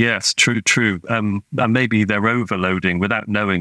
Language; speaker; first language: English; native; English